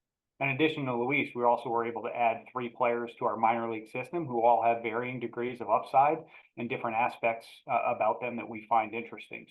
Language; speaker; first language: English; native; English